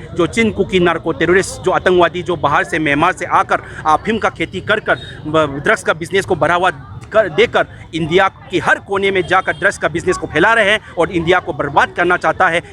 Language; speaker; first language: Hindi; non-native, local second language; Manipuri